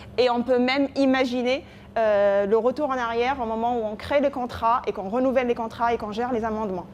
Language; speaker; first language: French; non-native, local second language; Arabic